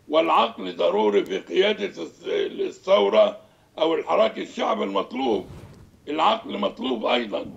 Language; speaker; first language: Arabic; native; Arabic